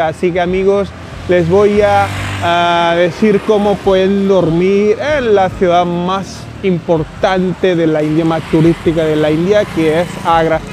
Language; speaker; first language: Spanish; non-native, fluent; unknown